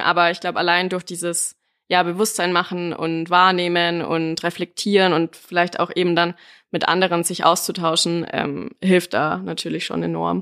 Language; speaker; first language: German; native; German